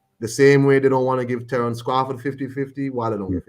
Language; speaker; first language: English; native; English